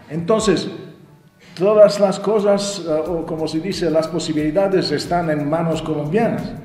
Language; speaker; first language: Spanish; non-native, fluent; Russian